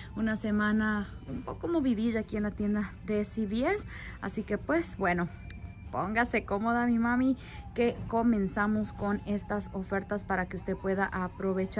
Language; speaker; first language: Spanish; native; Spanish